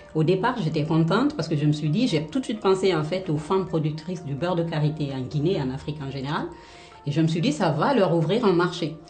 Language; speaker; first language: French; non-native, local second language; Fula